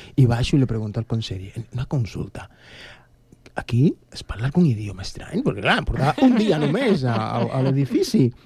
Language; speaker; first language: Catalan; non-native, fluent; Spanish